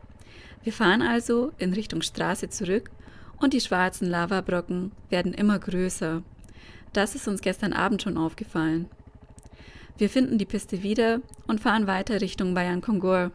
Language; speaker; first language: German; native; German